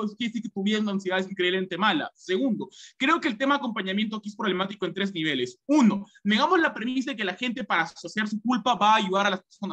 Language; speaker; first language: Spanish; native; Spanish